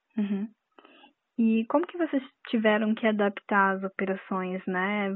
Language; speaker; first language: Portuguese; native; Portuguese